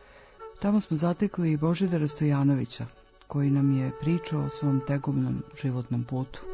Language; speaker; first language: Bosnian; native; Bosnian